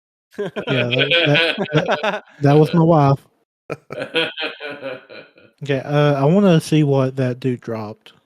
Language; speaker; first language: English; native; English